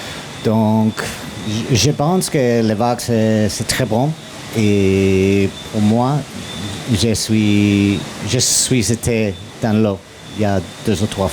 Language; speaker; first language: French; non-native, learner; English